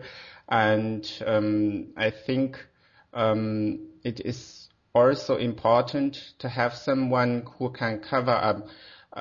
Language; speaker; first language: English; non-native, fluent; Chinese